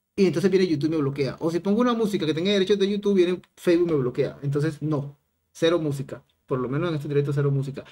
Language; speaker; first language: Spanish; native; Spanish